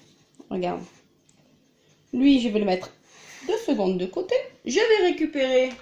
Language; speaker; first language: French; native; French